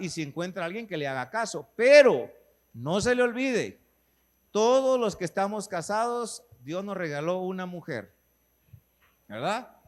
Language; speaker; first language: Spanish; native; Spanish